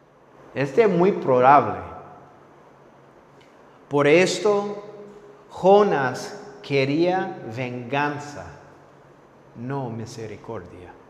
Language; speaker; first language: Spanish; non-native, fluent; English